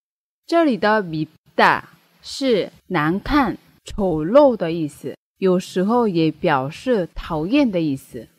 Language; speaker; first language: Chinese; non-native, fluent; Korean